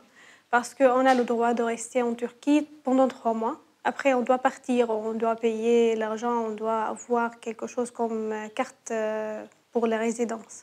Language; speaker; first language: French; non-native, learner; Arabic